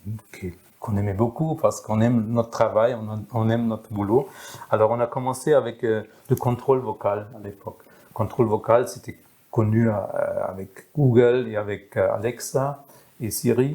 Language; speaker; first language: French; non-native, fluent; German